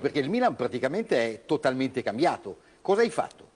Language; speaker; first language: Italian; native; Italian